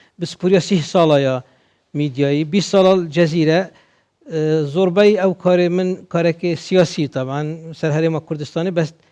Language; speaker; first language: Kurdish; native; Kurdish